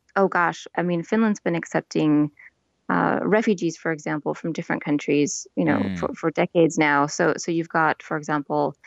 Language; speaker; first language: English; native; English